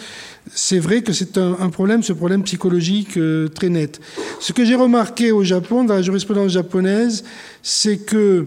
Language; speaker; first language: French; native; French